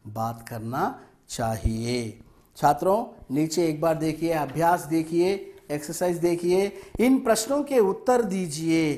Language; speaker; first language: Hindi; non-native, local second language; Telugu